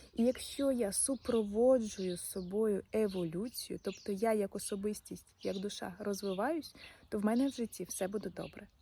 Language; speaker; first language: Ukrainian; non-native, local second language; Russian